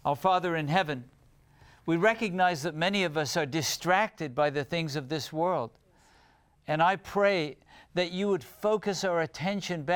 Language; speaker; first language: English; native; English